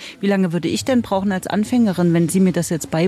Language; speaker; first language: German; native; German